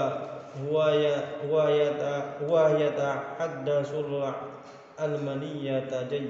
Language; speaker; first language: Arabic; non-native, learner; Indonesian